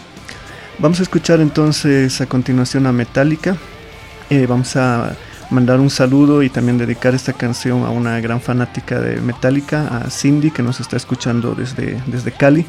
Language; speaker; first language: Spanish; native; Spanish